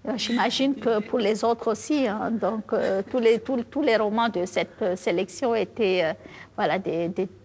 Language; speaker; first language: French; non-native, local second language; Fula